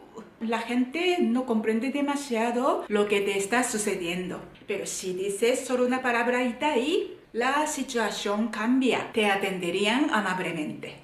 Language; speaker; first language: Spanish; non-native, fluent; Japanese